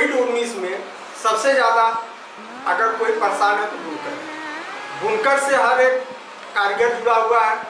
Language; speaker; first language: Hindi; native; Hindi